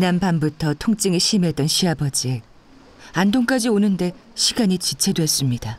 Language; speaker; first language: Korean; native; Korean